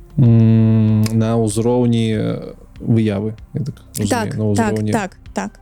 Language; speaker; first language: Belarusian; non-native, local second language; Russian